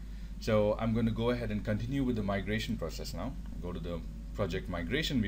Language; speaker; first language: English; native; English